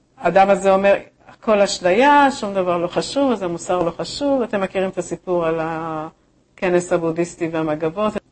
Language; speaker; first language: Hebrew; native; Hebrew